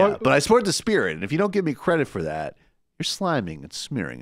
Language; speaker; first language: English; native; English